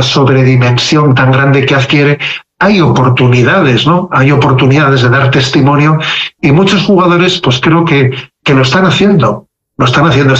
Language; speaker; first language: Spanish; native; Spanish